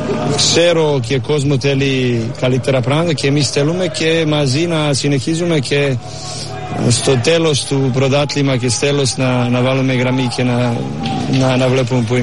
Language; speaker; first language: Greek; non-native, learner; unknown